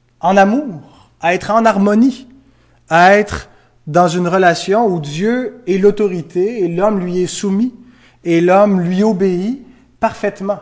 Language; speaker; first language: French; native; French